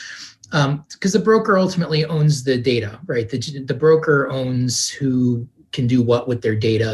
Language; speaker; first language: English; native; English